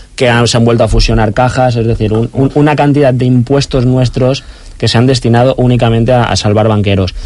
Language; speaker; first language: Spanish; non-native, local second language; Catalan